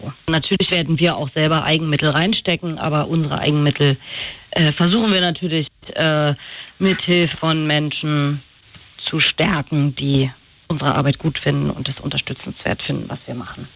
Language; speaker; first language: German; native; German